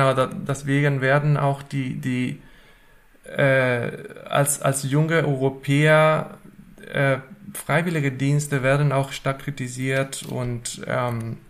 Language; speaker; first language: German; non-native, fluent; Spanish